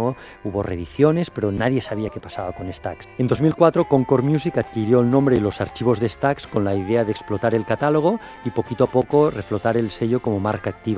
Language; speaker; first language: Spanish; native; Spanish